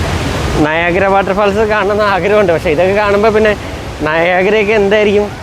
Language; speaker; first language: Malayalam; native; Malayalam